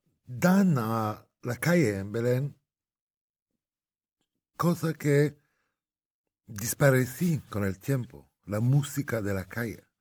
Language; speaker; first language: Spanish; non-native, fluent; Arabic